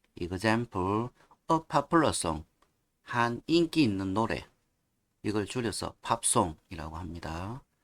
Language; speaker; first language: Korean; native; Korean